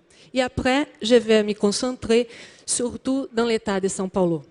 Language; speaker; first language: French; non-native, learner; Portuguese